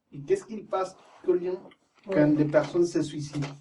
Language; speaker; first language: French; non-native, fluent; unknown